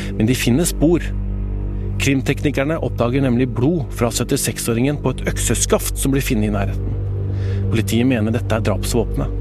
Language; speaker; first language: Norwegian; native; Norwegian